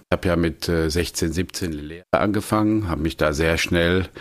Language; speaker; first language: German; native; German